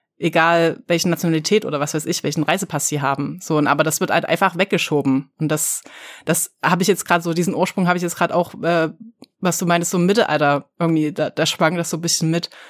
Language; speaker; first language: German; native; German